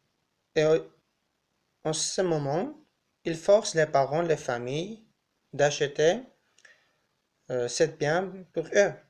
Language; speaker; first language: French; non-native, learner; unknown